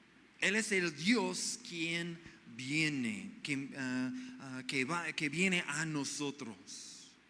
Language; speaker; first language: Spanish; non-native, fluent; English